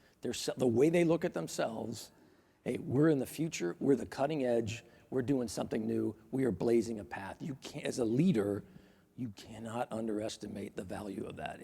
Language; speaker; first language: English; native; English